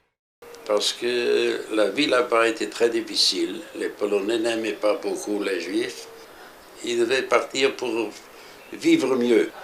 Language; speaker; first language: French; early bilingual, other home language; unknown